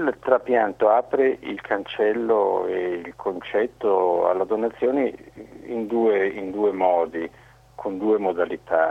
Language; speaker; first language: Italian; native; Italian